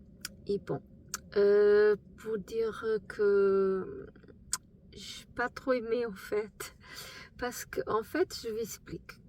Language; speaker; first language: French; non-native, fluent; Portuguese